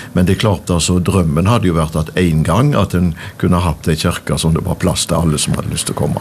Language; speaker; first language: Norwegian; native; Norwegian